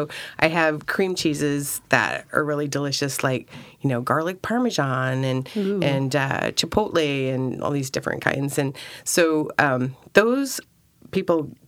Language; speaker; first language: English; native; English